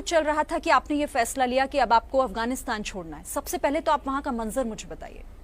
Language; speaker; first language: Hindi; native; Hindi